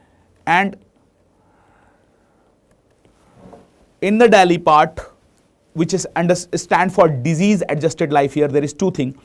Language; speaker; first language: English; non-native, local second language; Hindi